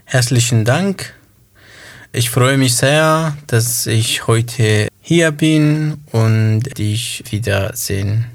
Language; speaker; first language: German; non-native, learner; Kurdish